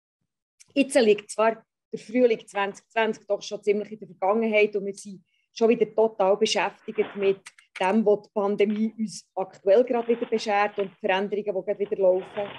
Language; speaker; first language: German; native; German